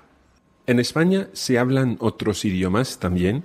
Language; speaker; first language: Spanish; non-native, fluent; English